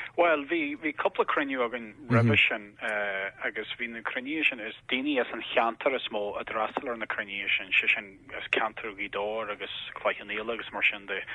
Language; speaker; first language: Irish; native; Irish